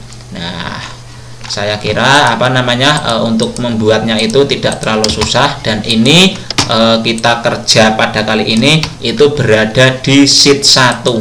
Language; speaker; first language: Indonesian; non-native, local second language; Javanese